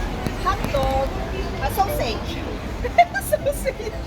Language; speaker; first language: English; non-native, learner; Filipino